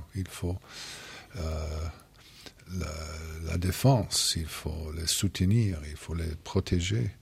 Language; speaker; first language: French; non-native, fluent; English